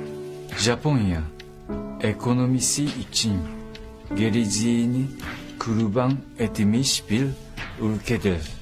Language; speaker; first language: Turkish; non-native, learner; Japanese